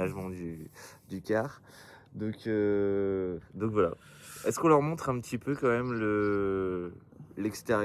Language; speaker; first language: French; native; French